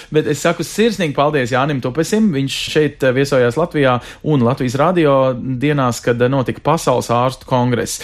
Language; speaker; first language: Latvian; native; Latvian